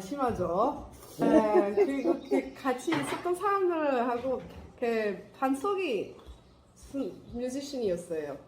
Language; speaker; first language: Korean; non-native, fluent; Arabic